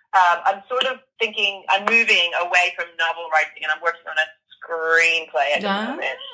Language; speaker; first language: English; native; English